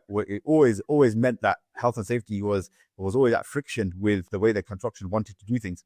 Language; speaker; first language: English; native; English